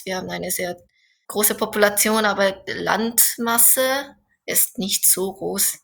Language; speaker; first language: German; non-native, fluent; Korean